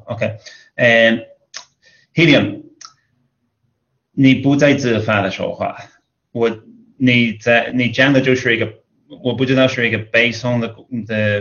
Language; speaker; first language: Chinese; non-native, fluent; English